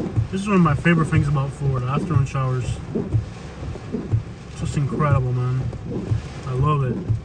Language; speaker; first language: English; early bilingual, other home language; Spanish